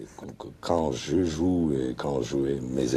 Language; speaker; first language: French; non-native, learner; Russian